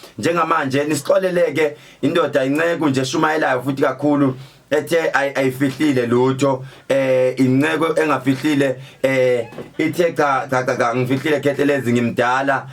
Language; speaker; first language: Zulu; native; Zulu